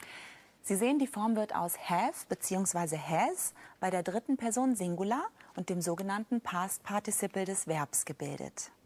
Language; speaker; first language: German; native; German